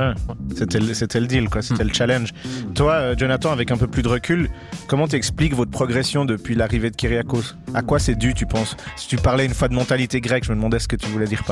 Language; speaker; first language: French; native; French